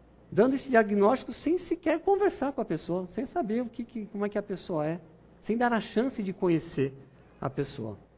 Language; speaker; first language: Portuguese; non-native, fluent; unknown